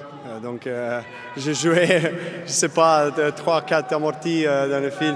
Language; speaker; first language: French; non-native, fluent; Serbian